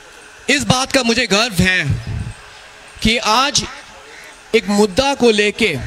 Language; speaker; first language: Hindi; non-native, local second language; Kok Borok